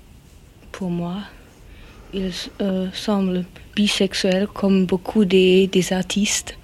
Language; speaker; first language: French; non-native, learner; German